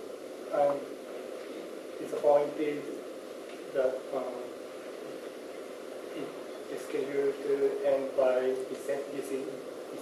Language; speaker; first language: English; non-native, learner; Japanese